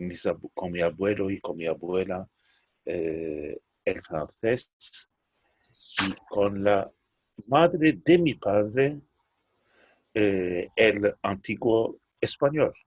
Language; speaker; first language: Spanish; early bilingual, heritage; Turkish